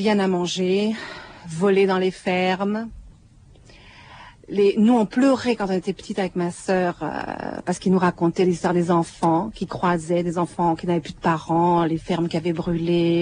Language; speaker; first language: French; native; French